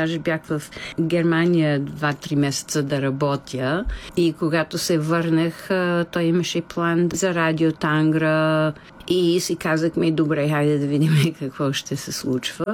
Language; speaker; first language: Bulgarian; non-native, fluent; English